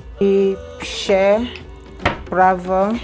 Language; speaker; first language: Polish; non-native, learner; Igbo